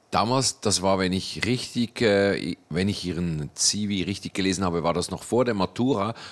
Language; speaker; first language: German; native; German